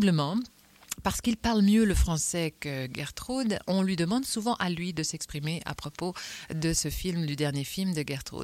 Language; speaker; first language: French; native; French